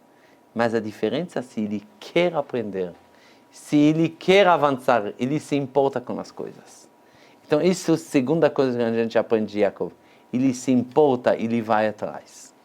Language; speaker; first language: Portuguese; non-native, fluent; Hebrew